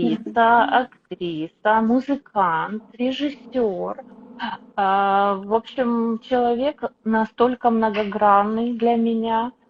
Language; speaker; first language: Russian; native; Russian